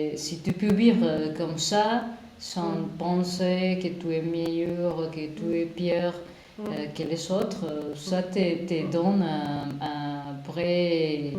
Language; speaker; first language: French; non-native, learner; Spanish